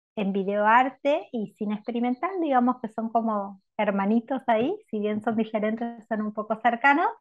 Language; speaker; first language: Spanish; native; Spanish